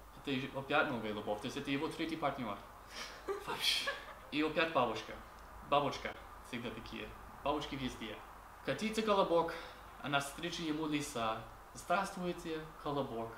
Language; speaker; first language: Russian; non-native, learner; English